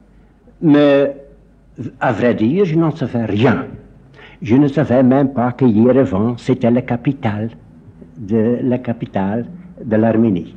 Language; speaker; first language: French; non-native, fluent; Dutch